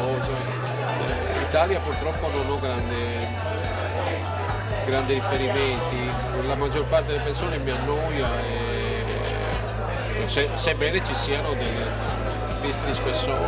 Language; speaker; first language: Italian; native; Italian